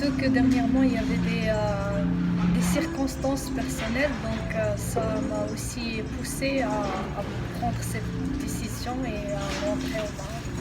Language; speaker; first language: French; non-native, local second language; Arabic